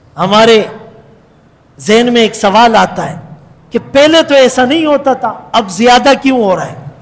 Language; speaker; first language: Urdu; non-native, local second language; Pashto